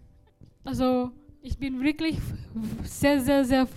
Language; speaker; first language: German; non-native, learner; Indonesian